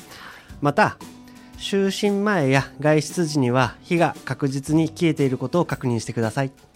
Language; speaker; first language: Japanese; native; Japanese